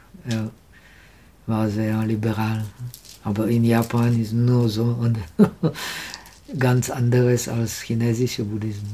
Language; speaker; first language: German; non-native, learner; Czech